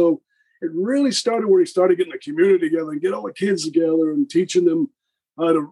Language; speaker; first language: English; native; English